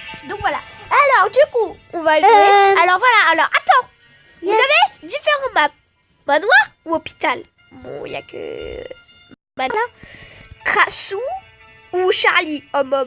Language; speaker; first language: French; native; French